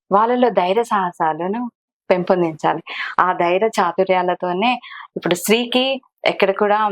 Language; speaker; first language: Telugu; non-native, local second language; Kannada